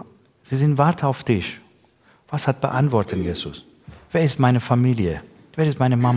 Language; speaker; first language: German; non-native, learner; Persian